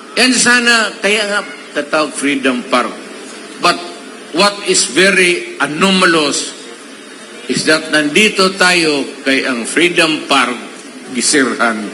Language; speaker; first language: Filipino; non-native, local second language; Cebuano